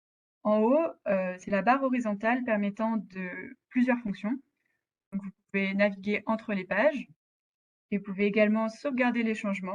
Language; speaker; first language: French; native; French